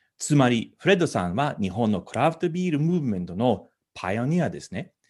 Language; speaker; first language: Japanese; non-native, fluent; English